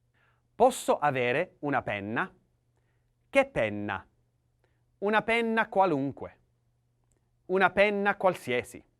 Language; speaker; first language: Italian; non-native, learner; English